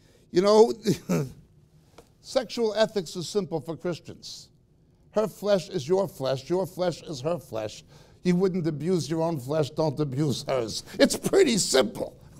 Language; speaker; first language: English; native; English